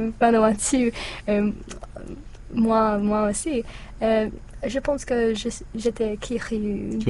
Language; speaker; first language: French; non-native, learner; English